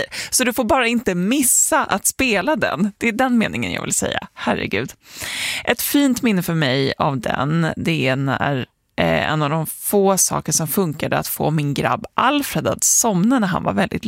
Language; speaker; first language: Swedish; native; Swedish